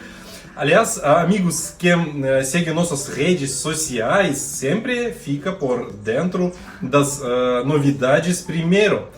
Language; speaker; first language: Portuguese; non-native, learner; Russian